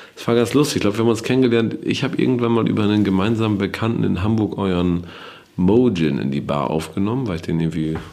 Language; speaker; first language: German; native; German